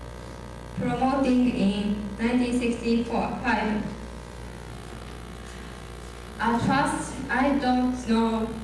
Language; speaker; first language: English; non-native, learner; Japanese